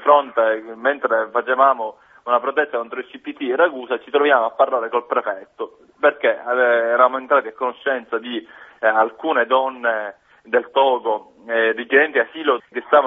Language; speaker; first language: Italian; native; Italian